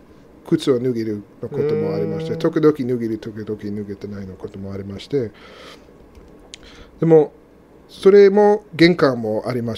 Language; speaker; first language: Japanese; non-native, fluent; English